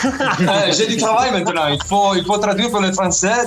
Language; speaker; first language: French; non-native, fluent; Italian